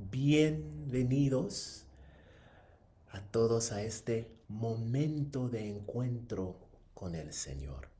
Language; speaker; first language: Spanish; non-native, fluent; English